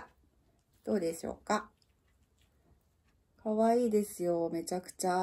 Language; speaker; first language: Japanese; native; Japanese